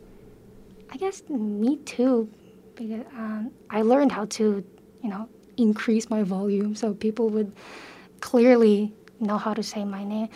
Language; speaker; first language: English; early bilingual, other home language; Filipino